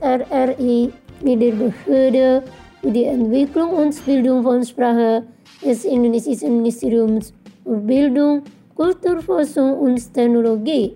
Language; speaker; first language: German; non-native, fluent; Indonesian